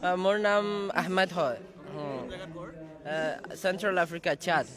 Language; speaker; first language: Hindi; non-native, learner; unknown